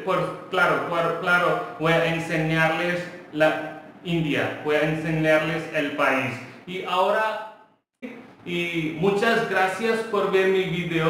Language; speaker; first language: Spanish; non-native, local second language; Hindi